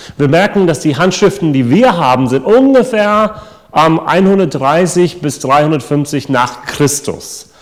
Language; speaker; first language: German; non-native, fluent; English